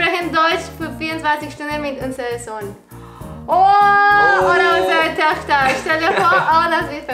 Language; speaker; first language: German; non-native, learner; Spanish